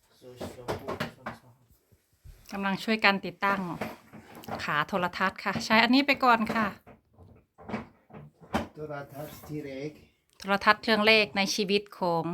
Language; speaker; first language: Thai; native; Thai